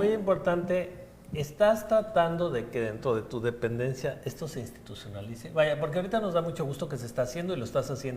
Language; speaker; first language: Spanish; native; Spanish